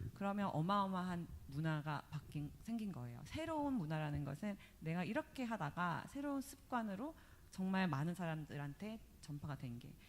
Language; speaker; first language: Korean; early bilingual, other home language; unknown